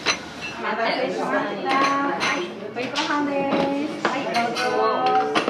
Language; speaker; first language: Japanese; non-native, fluent; Chinese